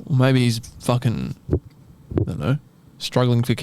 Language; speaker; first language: English; native; English